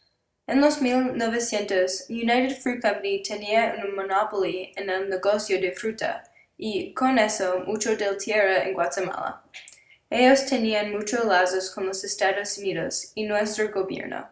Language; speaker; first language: Spanish; non-native, learner; English